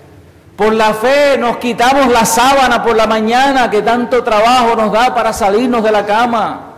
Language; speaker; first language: Spanish; native; Spanish